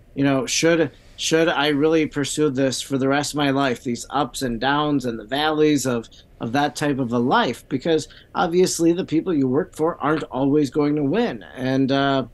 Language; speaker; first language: English; native; English